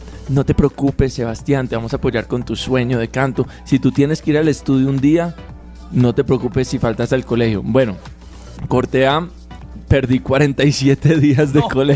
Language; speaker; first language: Spanish; native; Spanish